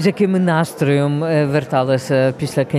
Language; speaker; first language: Ukrainian; early bilingual, heritage; Ukrainian